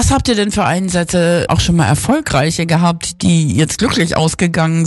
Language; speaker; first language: German; native; German